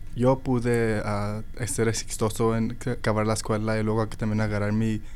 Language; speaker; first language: Spanish; early bilingual, heritage; Spanish